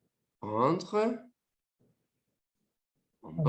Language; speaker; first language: French; non-native, fluent; Portuguese